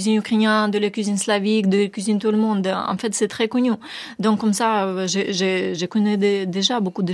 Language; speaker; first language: French; non-native, learner; Ukrainian